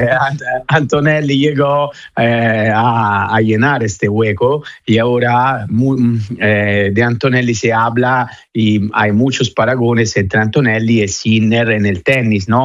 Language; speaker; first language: Spanish; non-native, fluent; Italian